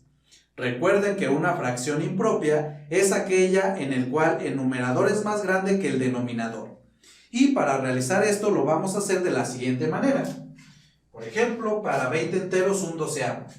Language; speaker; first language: Spanish; native; Spanish